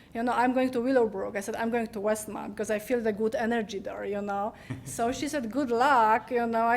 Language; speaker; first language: English; non-native, learner; Polish